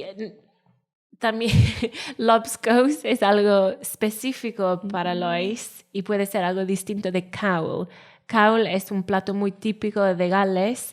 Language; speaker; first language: Spanish; non-native, learner; Welsh